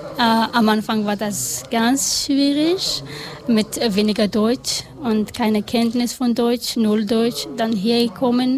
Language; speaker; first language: German; non-native, learner; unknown